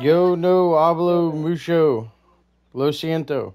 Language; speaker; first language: Spanish; non-native, learner; English